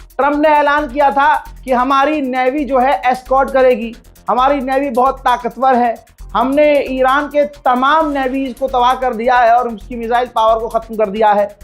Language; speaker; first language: Hindi; native; Hindi